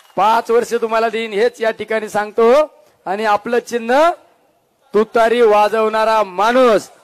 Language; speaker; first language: Marathi; native; Marathi